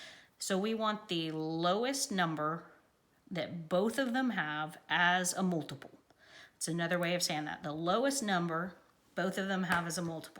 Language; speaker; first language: English; native; English